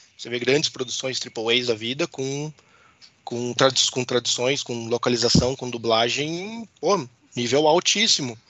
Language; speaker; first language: Portuguese; native; Portuguese